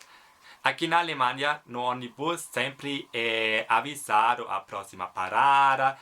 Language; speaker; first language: Portuguese; non-native, fluent; German